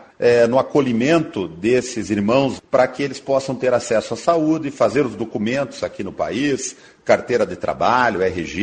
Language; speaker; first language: Portuguese; native; Portuguese